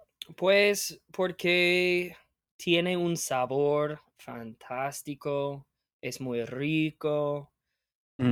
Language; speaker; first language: Spanish; non-native, fluent; English